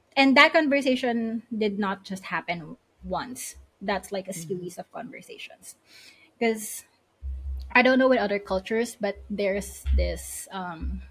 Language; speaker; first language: English; non-native, local second language; Filipino